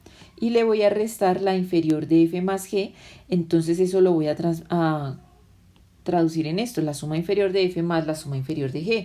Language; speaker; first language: Spanish; native; Spanish